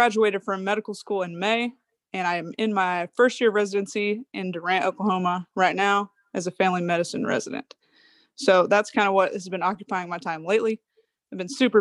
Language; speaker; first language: English; native; English